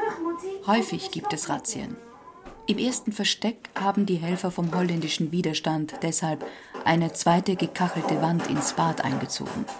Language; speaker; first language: German; native; German